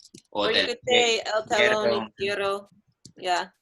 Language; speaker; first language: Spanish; non-native, learner; English